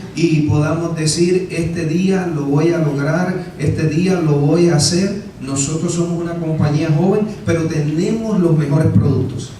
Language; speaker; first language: Spanish; native; Spanish